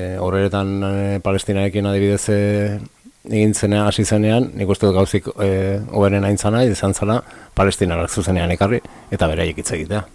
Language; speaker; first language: Basque; native; Basque